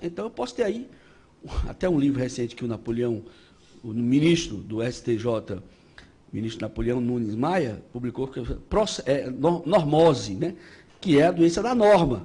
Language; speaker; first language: Portuguese; native; Portuguese